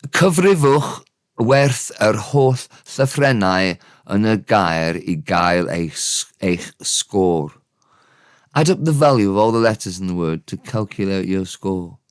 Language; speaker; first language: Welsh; non-native, local second language; English